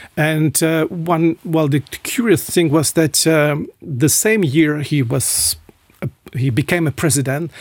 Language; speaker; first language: English; non-native, fluent; Czech